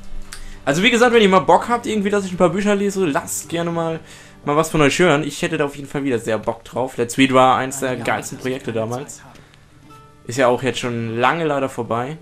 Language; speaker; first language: German; native; German